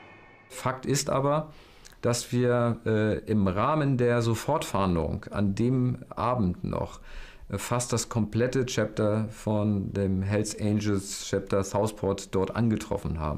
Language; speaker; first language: German; native; German